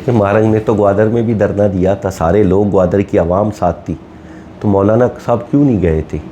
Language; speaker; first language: Urdu; non-native, local second language; Baluchi